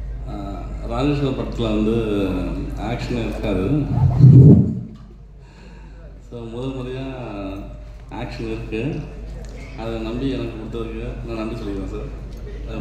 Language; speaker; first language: Tamil; non-native, learner; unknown